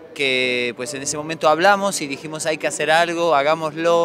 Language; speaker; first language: Spanish; non-native, fluent; French